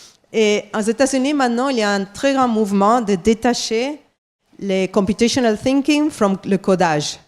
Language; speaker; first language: French; non-native, fluent; English